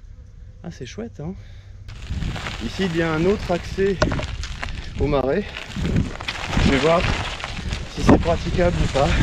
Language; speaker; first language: French; native; French